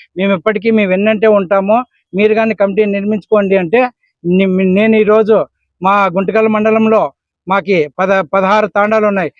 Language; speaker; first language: Telugu; non-native, local second language; Lambadi